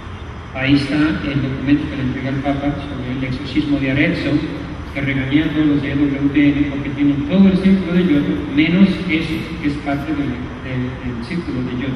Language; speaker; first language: Spanish; native; Spanish